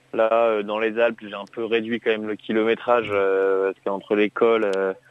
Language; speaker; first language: French; native; French